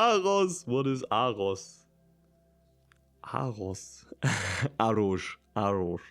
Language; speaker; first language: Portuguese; non-native, learner; German